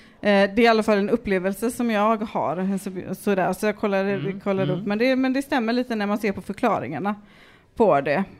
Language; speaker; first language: Swedish; native; Swedish